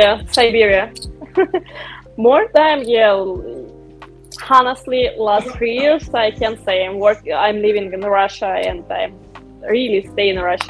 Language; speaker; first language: English; non-native, learner; Russian